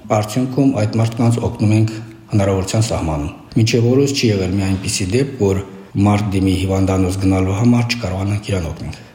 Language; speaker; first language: Armenian; native; Armenian